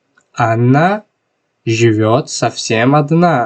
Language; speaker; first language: Russian; non-native, local second language; Tajik